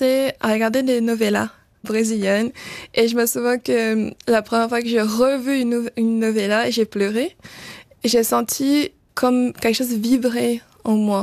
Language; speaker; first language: French; early bilingual, other home language; Portuguese